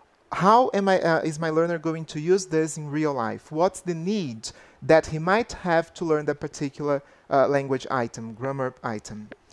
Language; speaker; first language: English; non-native, fluent; Portuguese